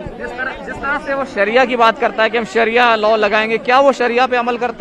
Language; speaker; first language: Hindi; native; Hindi